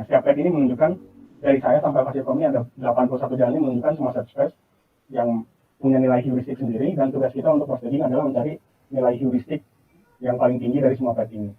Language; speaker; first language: Indonesian; native; Indonesian